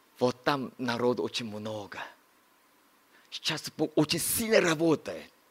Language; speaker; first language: Russian; non-native, learner; Korean